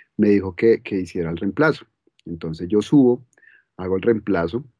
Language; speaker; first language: Spanish; native; Spanish